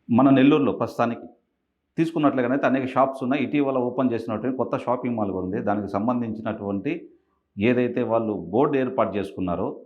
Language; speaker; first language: Telugu; native; Telugu